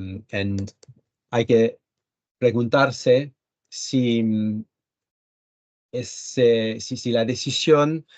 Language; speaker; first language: Spanish; early bilingual, heritage; Spanish